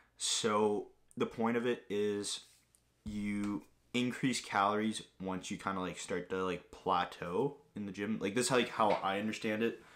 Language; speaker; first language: English; non-native, fluent; Greek